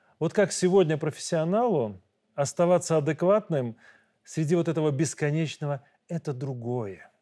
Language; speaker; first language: Russian; native; Russian